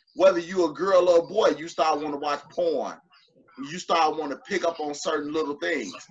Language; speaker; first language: English; native; English